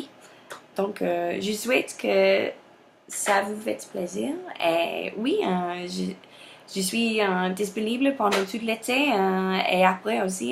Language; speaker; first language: French; non-native, learner; English